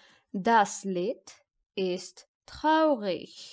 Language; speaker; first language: German; non-native, learner; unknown